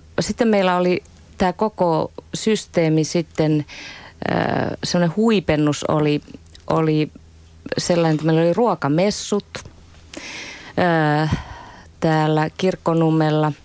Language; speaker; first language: Finnish; native; Finnish